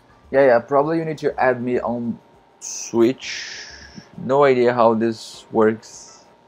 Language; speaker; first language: English; non-native, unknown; Portuguese